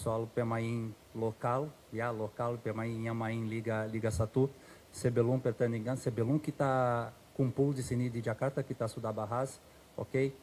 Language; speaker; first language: Indonesian; non-native, fluent; Portuguese